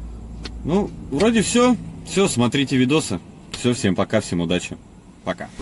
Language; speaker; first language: Russian; native; Russian